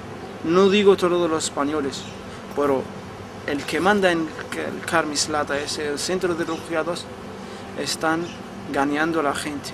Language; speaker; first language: Spanish; non-native, learner; Arabic